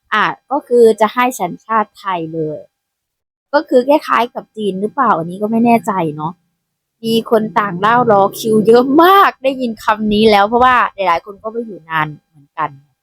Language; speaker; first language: Thai; non-native, fluent; Lao